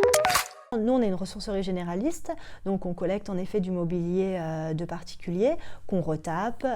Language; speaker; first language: French; native; French